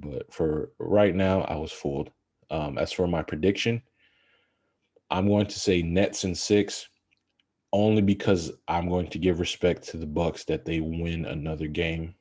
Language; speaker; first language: English; native; English